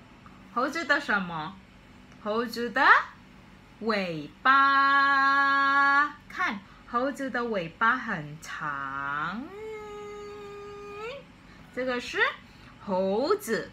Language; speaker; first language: Chinese; non-native, fluent; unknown